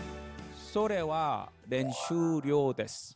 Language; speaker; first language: Japanese; non-native, learner; Korean